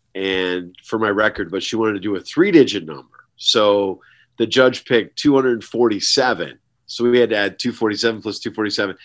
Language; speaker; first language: English; native; English